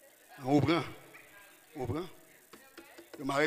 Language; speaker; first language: French; non-native, local second language; Haitian Creole